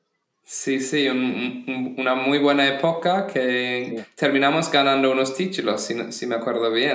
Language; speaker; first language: Spanish; non-native, fluent; English